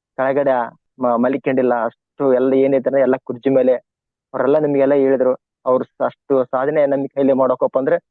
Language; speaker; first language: Kannada; native; Kannada